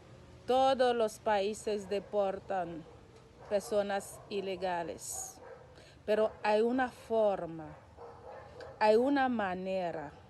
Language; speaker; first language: Spanish; non-native, local second language; Haitian Creole